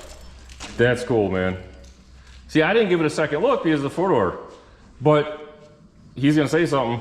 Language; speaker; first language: English; native; English